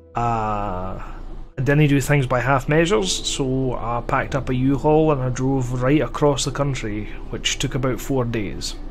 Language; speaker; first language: English; native; English